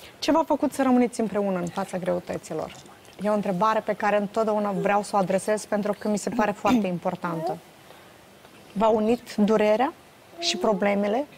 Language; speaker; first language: Romanian; native; Romanian